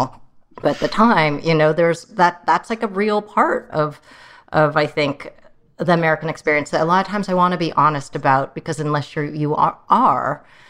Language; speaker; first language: English; early bilingual, other home language; Chinese